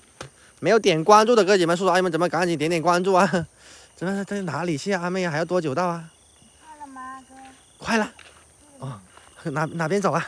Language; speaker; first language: Chinese; native; Chinese